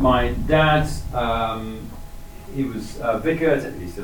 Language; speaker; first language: English; native; English